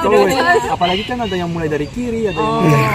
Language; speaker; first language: Indonesian; non-native, fluent; French